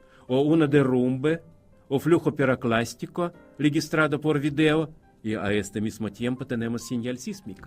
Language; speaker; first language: Spanish; non-native, fluent; Russian